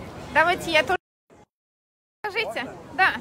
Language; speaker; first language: Russian; non-native, local second language; Kazakh